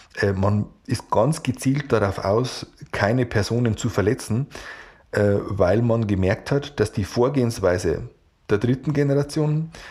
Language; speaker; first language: German; native; German